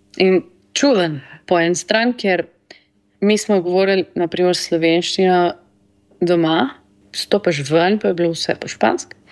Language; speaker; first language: Slovenian; early bilingual, heritage; Slovenian